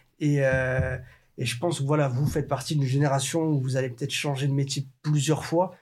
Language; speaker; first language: French; native; French